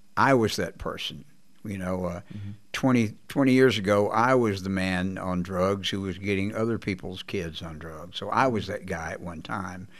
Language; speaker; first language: English; native; English